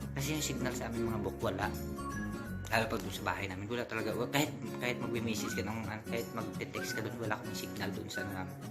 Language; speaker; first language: Filipino; non-native, local second language; Hiligaynon